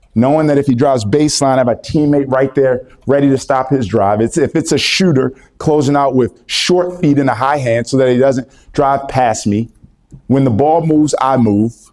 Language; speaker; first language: English; native; English